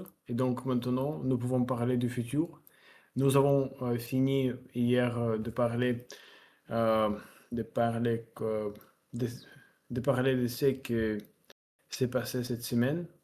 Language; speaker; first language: French; non-native, learner; Russian